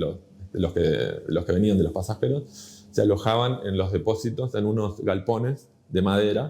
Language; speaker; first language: Spanish; native; Spanish